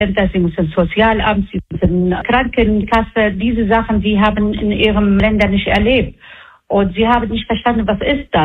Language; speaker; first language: German; non-native, learner; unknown